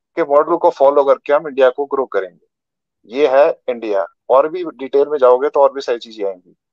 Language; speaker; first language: Hindi; native; Hindi